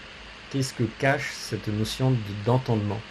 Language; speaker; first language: French; native; French